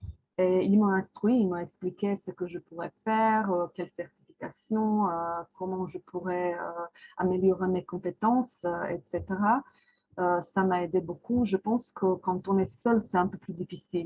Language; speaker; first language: French; non-native, fluent; Croatian